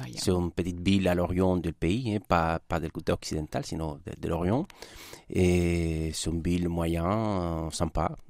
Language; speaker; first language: French; non-native, fluent; Spanish